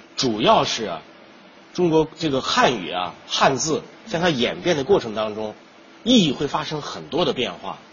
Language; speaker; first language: Chinese; native; Chinese